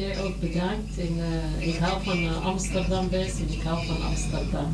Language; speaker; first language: Dutch; non-native, learner; Arabic